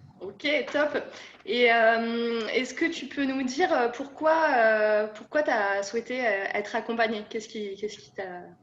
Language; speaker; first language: French; native; French